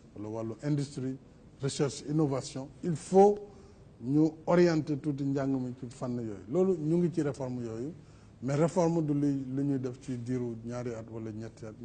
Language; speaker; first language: Wolof; non-native, local second language; Fula